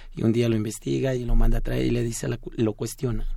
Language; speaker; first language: Spanish; non-native, local second language; Zapotec